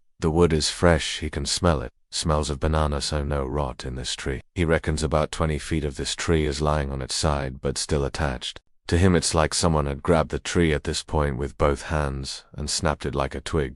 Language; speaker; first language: English; native; English